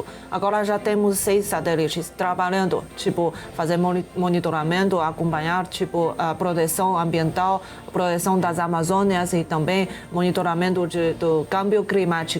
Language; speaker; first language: Portuguese; non-native, fluent; Chinese